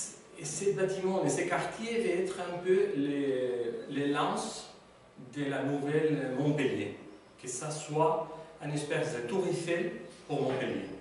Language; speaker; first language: French; non-native, learner; Spanish